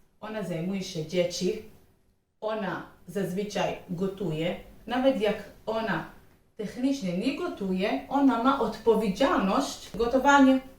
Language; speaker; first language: Polish; non-native, learner; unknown